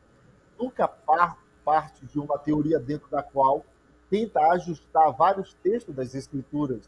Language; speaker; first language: Portuguese; native; Portuguese